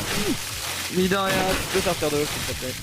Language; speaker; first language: French; native; French